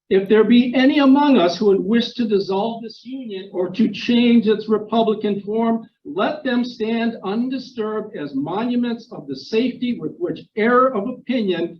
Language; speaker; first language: English; non-native, fluent; Ukrainian